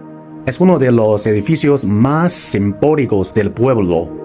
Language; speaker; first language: Spanish; non-native, fluent; Chinese